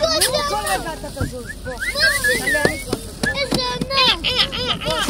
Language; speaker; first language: Hebrew; native; Hebrew